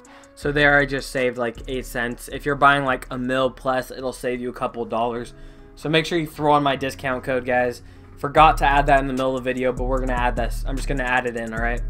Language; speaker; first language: English; native; English